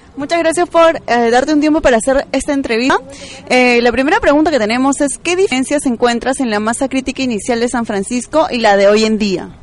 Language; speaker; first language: Spanish; native; Spanish